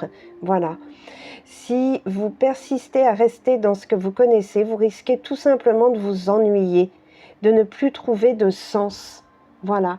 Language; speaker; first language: French; native; French